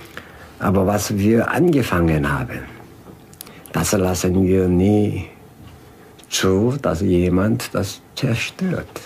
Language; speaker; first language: German; non-native, fluent; Korean